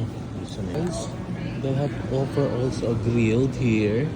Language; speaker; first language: English; non-native, local second language; Filipino